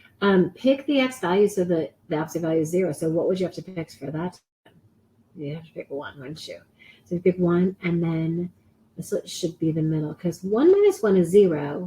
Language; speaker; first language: English; native; English